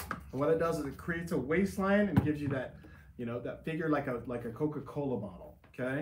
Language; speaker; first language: English; native; English